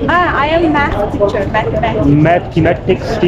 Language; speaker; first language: English; non-native, learner; Persian